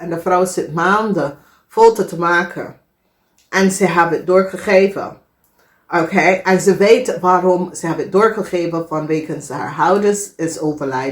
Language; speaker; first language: Dutch; non-native, fluent; English